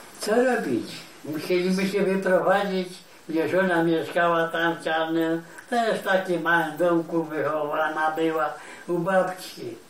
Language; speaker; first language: Polish; native; Polish